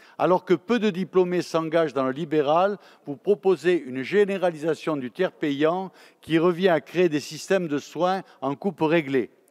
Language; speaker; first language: French; native; French